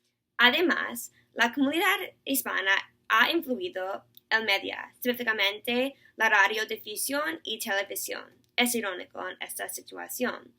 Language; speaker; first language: Spanish; non-native, learner; English